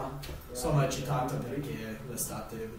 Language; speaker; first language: Italian; non-native, learner; English